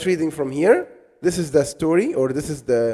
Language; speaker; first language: English; non-native, fluent; Arabic